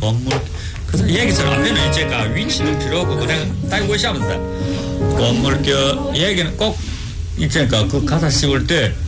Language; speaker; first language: Korean; early bilingual, heritage; Korean